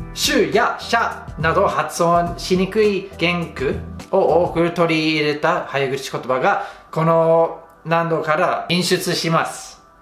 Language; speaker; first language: Japanese; non-native, fluent; English